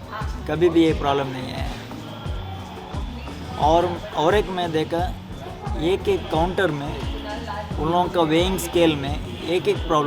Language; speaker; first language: Hindi; non-native, local second language; Tulu